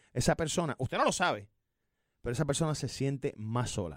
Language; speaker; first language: Spanish; native; Spanish